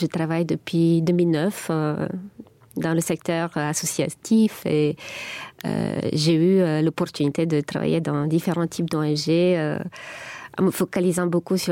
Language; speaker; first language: French; non-native, fluent; Bulgarian